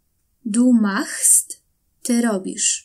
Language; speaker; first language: Polish; native; Polish